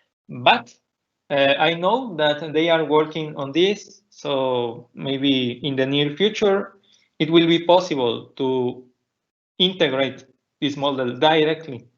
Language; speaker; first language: English; non-native, fluent; Spanish